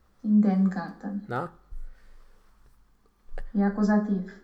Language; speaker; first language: German; non-native, learner; Romanian